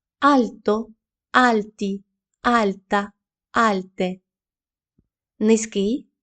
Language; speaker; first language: Italian; non-native, fluent; Ukrainian